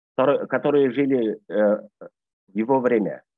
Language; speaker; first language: Russian; non-native, local second language; Bashkir